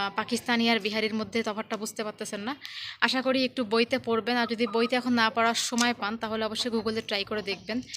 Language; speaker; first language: Bangla; native; Bangla